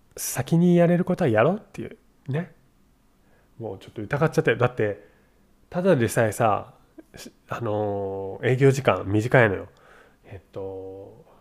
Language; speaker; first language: Japanese; native; Japanese